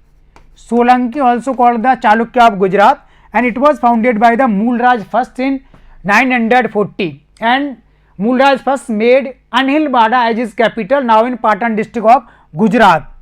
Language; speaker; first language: English; non-native, local second language; Hindi